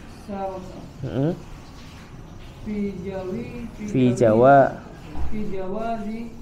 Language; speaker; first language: Arabic; non-native, learner; Indonesian